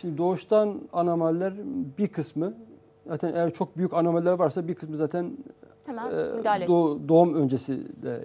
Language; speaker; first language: Turkish; native; Turkish